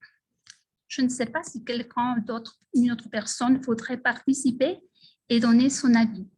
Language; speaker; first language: French; non-native, fluent; Spanish